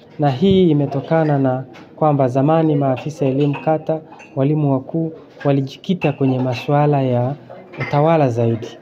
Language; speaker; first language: Swahili; native; Swahili